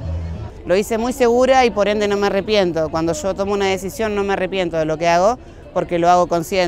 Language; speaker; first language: Spanish; native; Spanish